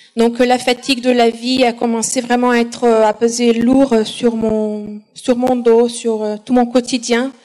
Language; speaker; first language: French; non-native, fluent; Portuguese